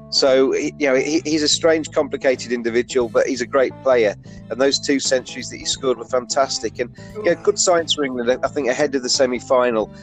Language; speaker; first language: English; native; English